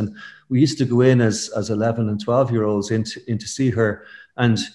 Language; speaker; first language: English; native; English